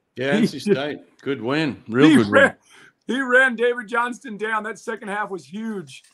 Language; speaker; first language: English; native; English